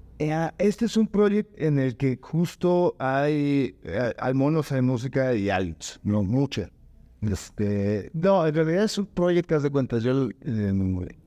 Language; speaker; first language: Spanish; native; Spanish